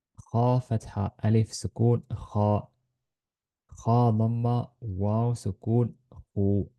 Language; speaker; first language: Arabic; non-native, fluent; Estonian